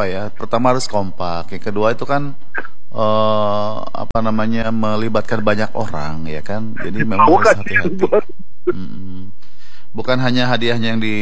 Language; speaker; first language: Indonesian; native; Indonesian